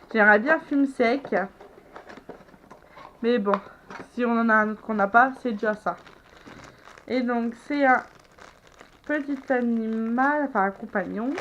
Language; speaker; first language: French; native; French